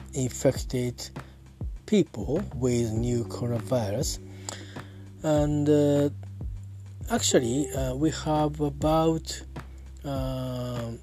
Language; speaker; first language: English; non-native, learner; Japanese